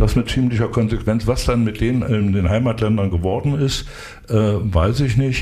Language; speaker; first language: German; native; German